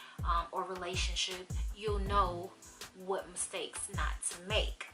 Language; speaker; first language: English; native; English